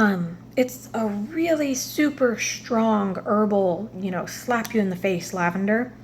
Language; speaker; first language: English; native; English